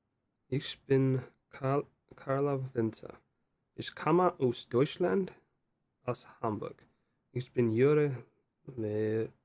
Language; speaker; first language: German; non-native, learner; English